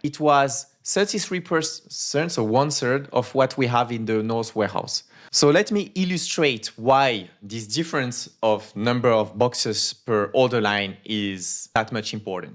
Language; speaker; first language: English; non-native, fluent; French